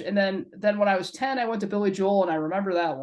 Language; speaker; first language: English; native; English